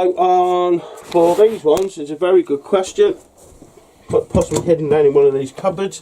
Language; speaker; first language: English; native; English